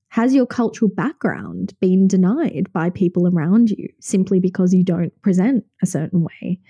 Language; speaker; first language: English; native; English